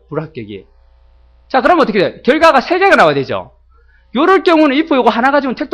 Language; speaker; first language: Korean; native; Korean